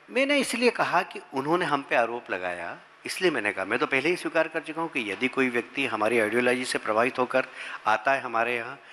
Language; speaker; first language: Hindi; native; Hindi